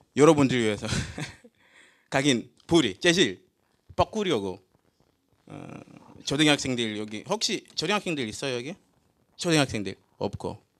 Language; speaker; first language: Korean; non-native, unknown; Swahili